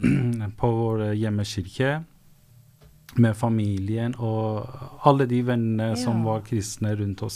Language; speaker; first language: Norwegian; non-native, fluent; Persian